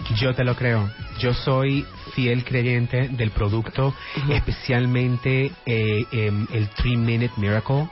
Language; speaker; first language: Spanish; native; Spanish